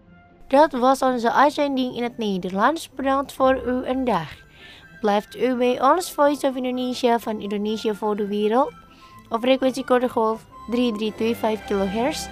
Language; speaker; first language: Dutch; non-native, learner; Indonesian